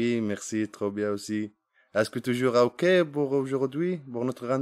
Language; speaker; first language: French; non-native, learner; Arabic